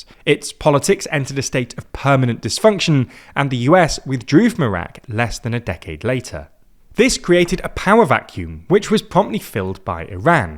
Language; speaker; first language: English; native; English